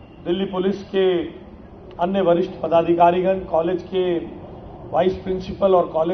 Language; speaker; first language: Hindi; native; Hindi